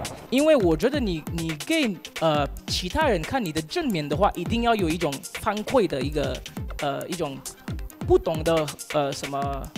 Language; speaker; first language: Chinese; non-native, fluent; Haitian Creole